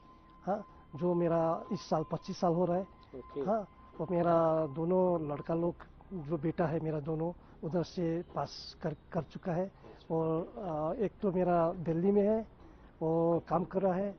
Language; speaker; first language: Hindi; non-native, local second language; Nepali